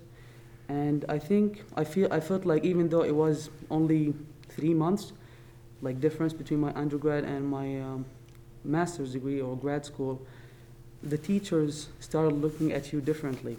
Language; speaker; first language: English; non-native, fluent; Arabic